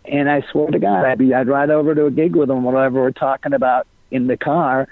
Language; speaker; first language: English; native; English